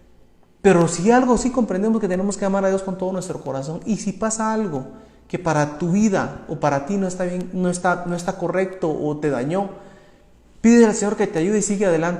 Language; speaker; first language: Spanish; native; Spanish